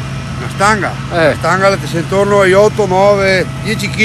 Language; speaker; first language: Italian; native; Italian